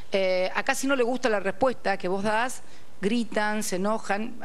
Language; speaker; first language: Spanish; native; Spanish